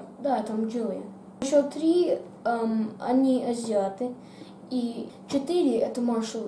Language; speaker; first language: Russian; early bilingual, heritage; Russian